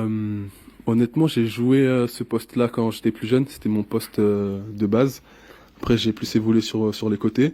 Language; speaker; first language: French; native; French